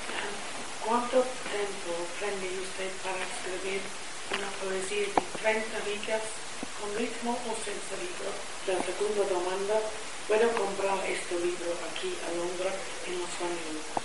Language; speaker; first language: Spanish; non-native, learner; Italian